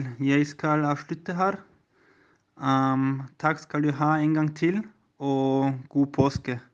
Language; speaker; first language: Norwegian; non-native, learner; German